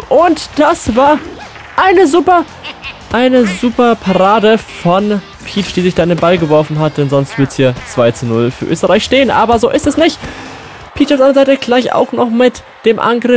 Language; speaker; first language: German; native; German